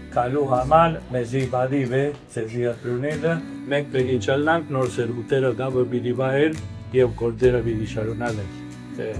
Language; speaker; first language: Armenian; early bilingual, heritage; Armenian